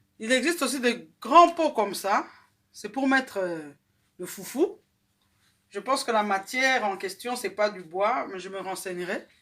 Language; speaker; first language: French; non-native, local second language; Lingala